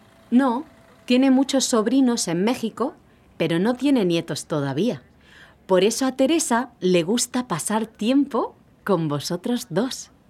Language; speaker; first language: Spanish; native; Spanish